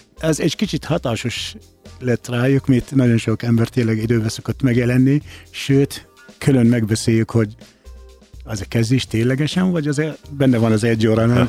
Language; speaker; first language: Hungarian; non-native, fluent; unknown